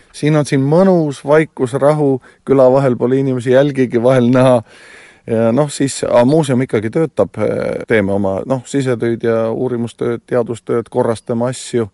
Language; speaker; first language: Estonian; native; Estonian